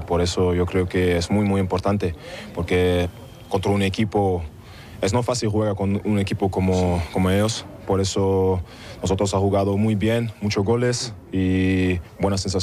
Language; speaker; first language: Spanish; non-native, learner; German